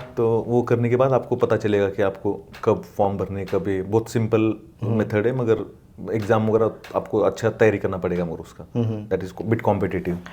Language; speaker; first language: Hindi; non-native, local second language; Marathi